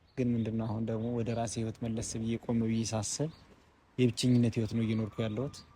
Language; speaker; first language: Amharic; native; Amharic